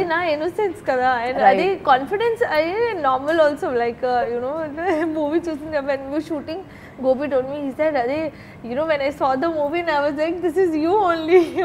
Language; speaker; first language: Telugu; non-native, learner; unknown